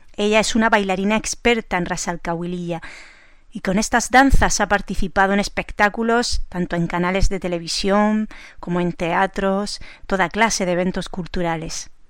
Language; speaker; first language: Spanish; native; Spanish